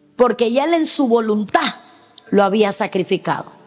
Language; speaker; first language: Spanish; native; Spanish